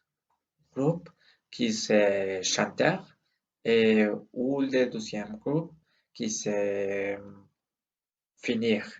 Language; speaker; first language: French; non-native, learner; Spanish